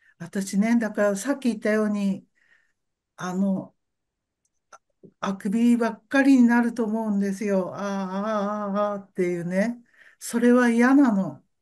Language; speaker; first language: Japanese; native; Japanese